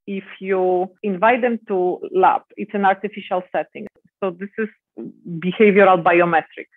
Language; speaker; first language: English; non-native, fluent; Polish